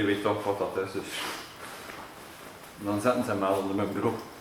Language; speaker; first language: Dutch; native; Dutch